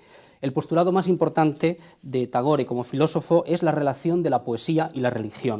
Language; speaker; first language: Spanish; native; Spanish